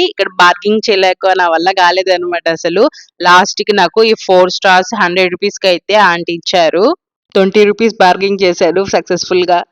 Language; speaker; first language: Telugu; non-native, local second language; Tamil